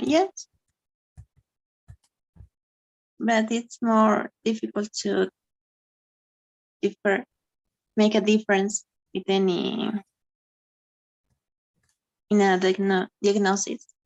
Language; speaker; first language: English; non-native, learner; Spanish